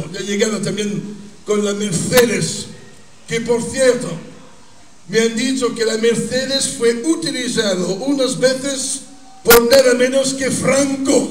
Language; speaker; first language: Spanish; non-native, fluent; Italian